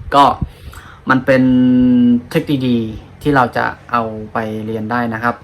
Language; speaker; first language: Thai; non-native, fluent; Khmer